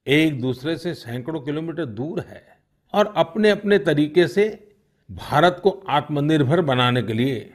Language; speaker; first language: Hindi; non-native, local second language; Gujarati